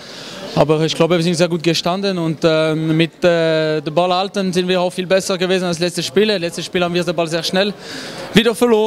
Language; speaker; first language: German; non-native, fluent; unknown